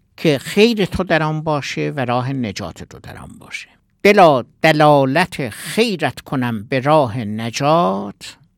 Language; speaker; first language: Persian; non-native, local second language; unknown